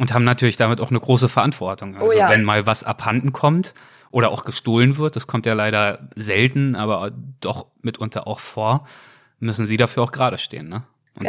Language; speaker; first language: German; native; German